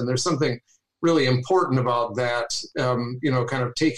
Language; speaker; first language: English; native; English